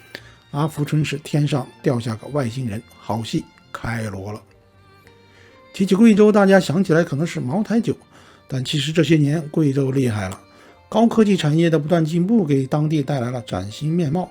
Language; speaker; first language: Chinese; native; Chinese